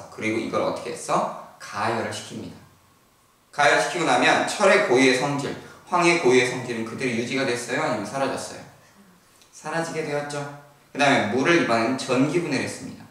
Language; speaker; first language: Korean; native; Korean